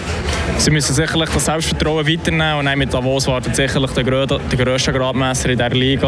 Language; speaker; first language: German; native; German